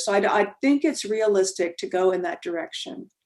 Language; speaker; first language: English; native; English